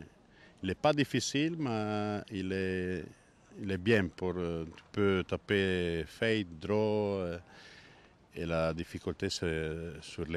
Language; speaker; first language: French; non-native, learner; Italian